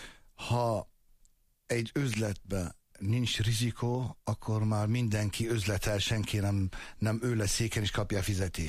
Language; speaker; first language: Hungarian; non-native, fluent; Arabic